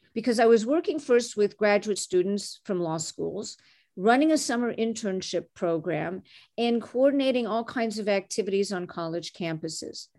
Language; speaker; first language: English; non-native, fluent; French